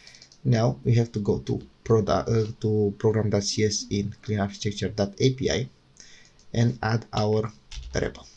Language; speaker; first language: English; non-native, fluent; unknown